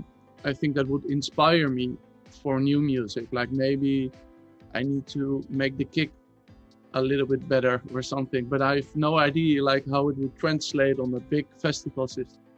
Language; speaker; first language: English; non-native, fluent; Dutch